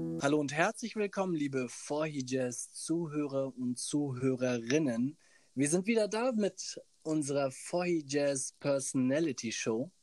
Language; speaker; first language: German; early bilingual, other home language; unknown